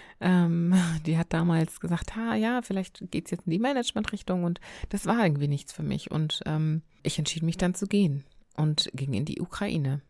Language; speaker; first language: German; early bilingual, other home language; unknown